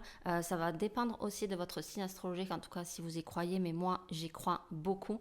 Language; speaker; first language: French; native; French